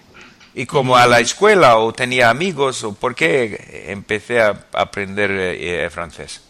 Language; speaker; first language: Spanish; non-native, fluent; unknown